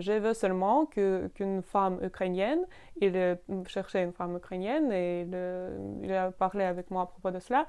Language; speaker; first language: French; non-native, fluent; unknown